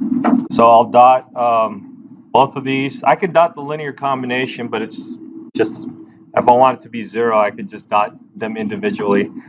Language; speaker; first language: English; native; English